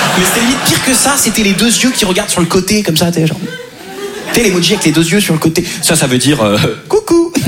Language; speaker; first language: French; native; French